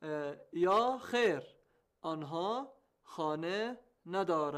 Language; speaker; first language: Persian; non-native, learner; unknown